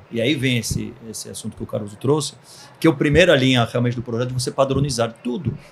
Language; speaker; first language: Portuguese; early bilingual, other home language; Hebrew